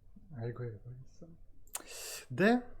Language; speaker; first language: Korean; non-native, learner; Russian